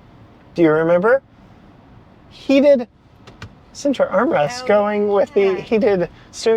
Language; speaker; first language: English; native; English